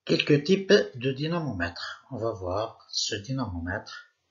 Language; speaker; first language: French; non-native, local second language; Arabic